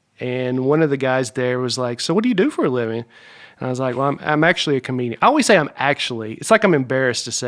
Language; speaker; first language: English; native; English